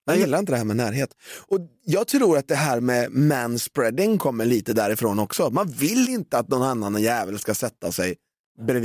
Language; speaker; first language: Swedish; native; Swedish